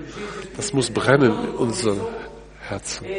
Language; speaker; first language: German; non-native, fluent; French